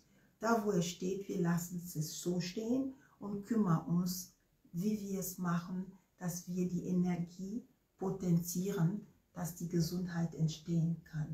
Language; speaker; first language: German; non-native, fluent; Ewe